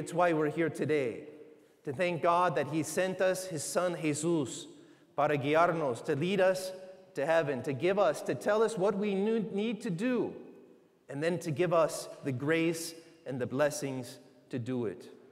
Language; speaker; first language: English; native; English